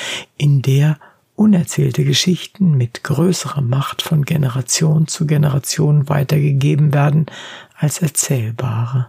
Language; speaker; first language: German; native; German